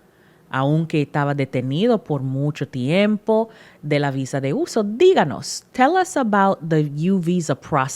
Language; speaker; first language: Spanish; non-native, learner; English